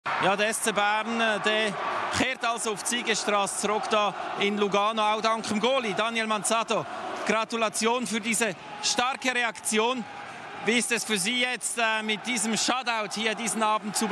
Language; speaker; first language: German; native; German